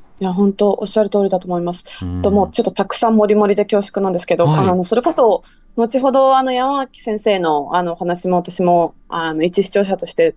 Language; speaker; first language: Japanese; native; Japanese